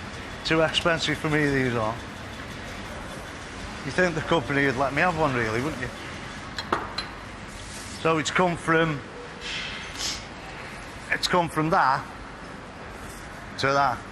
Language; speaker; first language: English; native; English